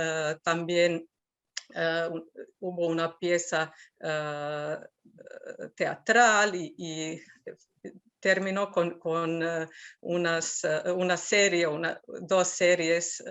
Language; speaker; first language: Spanish; non-native, fluent; Serbian